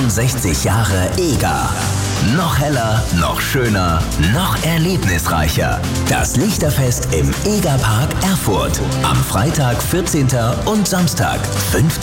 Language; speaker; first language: German; native; German